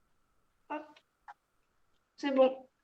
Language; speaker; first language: French; native; French